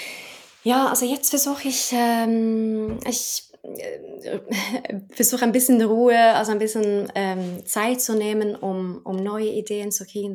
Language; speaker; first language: German; non-native, fluent; Norwegian